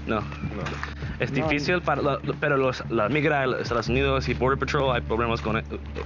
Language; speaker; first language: Spanish; non-native, learner; English